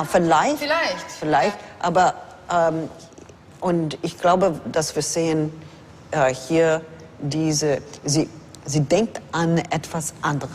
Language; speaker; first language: German; non-native, fluent; English